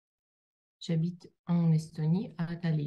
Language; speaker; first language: French; non-native, learner; Russian